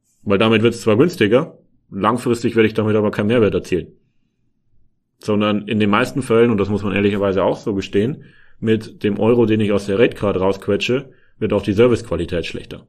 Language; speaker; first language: German; native; German